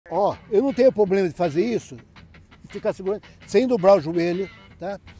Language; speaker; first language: Portuguese; native; Portuguese